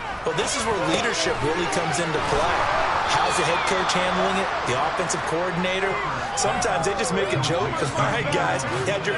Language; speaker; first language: English; native; English